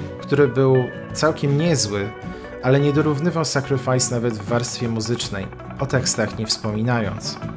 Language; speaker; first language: Polish; native; Polish